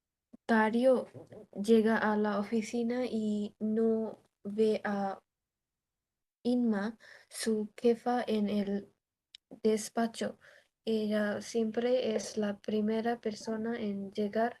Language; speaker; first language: Spanish; non-native, learner; Bangla